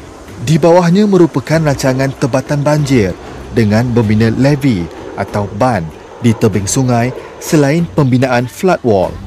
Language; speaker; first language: Malay; native; Malay